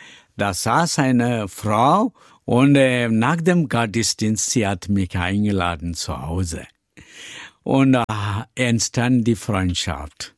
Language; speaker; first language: German; non-native, learner; Tamil